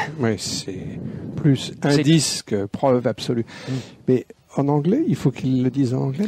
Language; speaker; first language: French; native; French